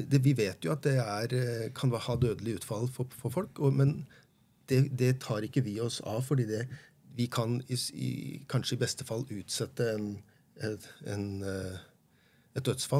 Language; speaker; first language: Norwegian; native; Norwegian